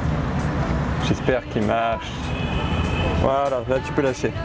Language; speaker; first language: French; native; French